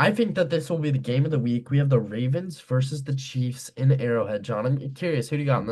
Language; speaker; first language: English; native; English